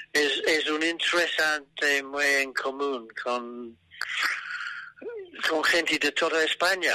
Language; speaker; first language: Spanish; non-native, learner; English